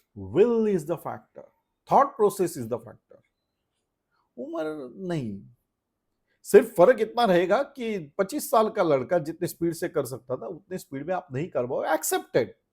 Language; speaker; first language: Hindi; non-native, local second language; Marathi